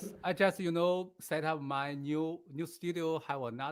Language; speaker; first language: English; non-native, learner; Chinese